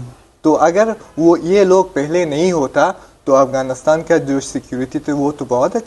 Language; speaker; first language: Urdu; non-native, fluent; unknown